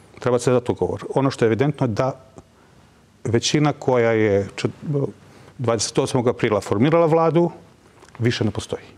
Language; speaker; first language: Serbian; non-native, local second language; Albanian